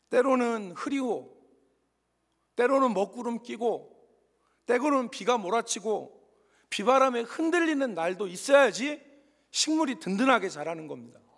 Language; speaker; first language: Korean; native; Korean